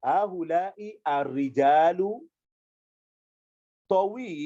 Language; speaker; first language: Arabic; non-native, fluent; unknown